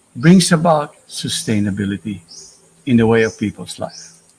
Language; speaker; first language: English; non-native, local second language; Filipino